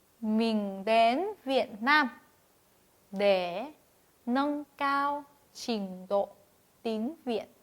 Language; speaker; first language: Vietnamese; non-native, fluent; Korean